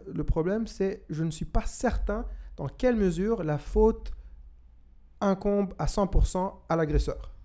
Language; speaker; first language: French; non-native, local second language; Kinyarwanda